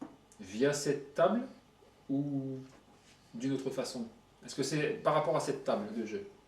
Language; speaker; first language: French; native; French